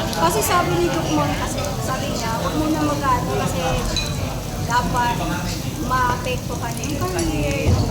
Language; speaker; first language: Filipino; non-native, local second language; Cebuano